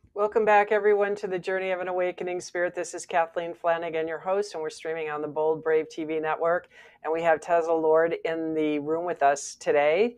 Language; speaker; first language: English; native; English